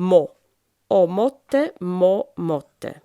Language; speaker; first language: Norwegian; non-native, fluent; French